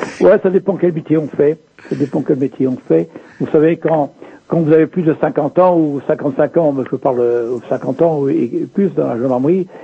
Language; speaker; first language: French; native; French